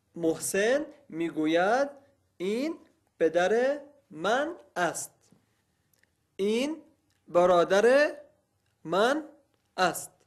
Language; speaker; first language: Persian; non-native, learner; Arabic